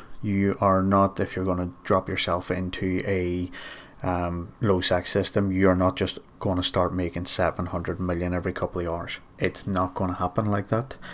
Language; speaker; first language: English; native; English